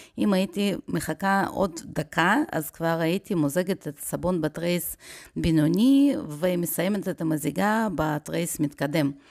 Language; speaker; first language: Hebrew; non-native, fluent; Russian